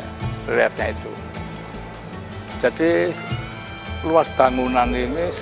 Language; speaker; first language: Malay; non-native, local second language; Javanese